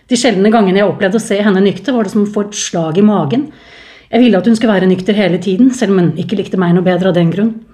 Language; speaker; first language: Norwegian; native; Norwegian